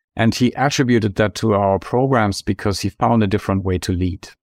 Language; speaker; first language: English; non-native, fluent; German